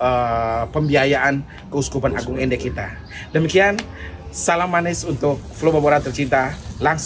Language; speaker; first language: Indonesian; native; Indonesian